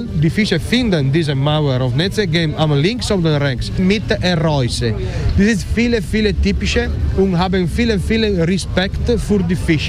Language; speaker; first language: German; non-native, learner; Italian